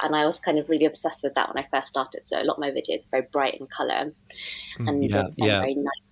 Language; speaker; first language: English; native; English